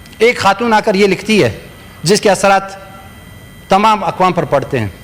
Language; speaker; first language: Urdu; non-native, local second language; Pashto